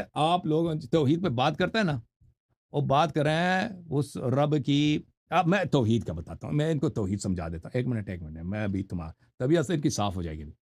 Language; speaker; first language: Urdu; non-native, fluent; Persian